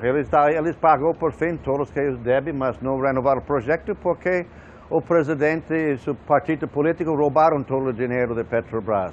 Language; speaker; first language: Portuguese; non-native, fluent; English